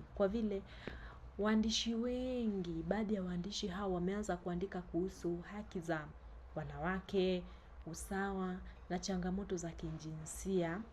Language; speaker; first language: Swahili; non-native, local second language; Luo (Kenya and Tanzania)